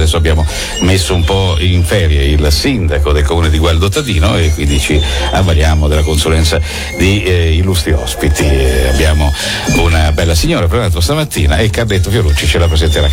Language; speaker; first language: Italian; native; Italian